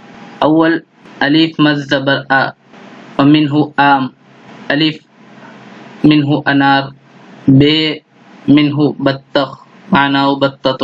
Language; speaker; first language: Arabic; non-native, fluent; Urdu